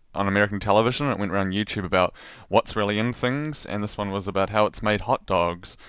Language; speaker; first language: English; native; English